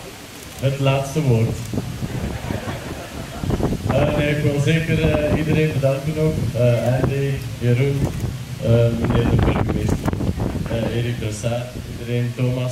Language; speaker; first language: Dutch; native; Dutch